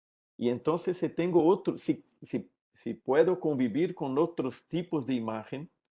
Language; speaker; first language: Spanish; non-native, learner; Portuguese